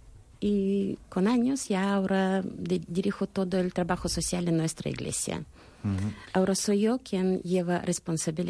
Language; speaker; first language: Spanish; non-native, fluent; Russian